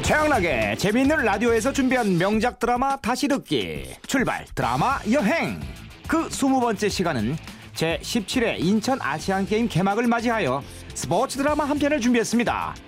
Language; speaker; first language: Korean; native; Korean